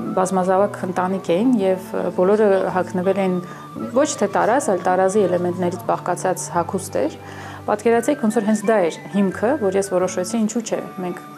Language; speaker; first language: Armenian; early bilingual, heritage; Armenian